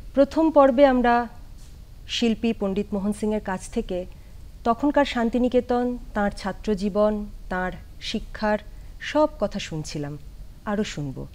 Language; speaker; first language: Bangla; native; Bangla